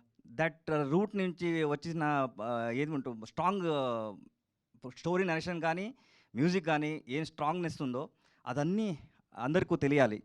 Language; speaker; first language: Telugu; non-native, learner; Kannada